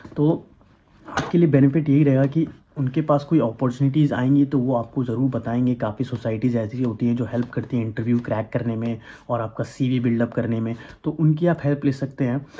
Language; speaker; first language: Hindi; native; Hindi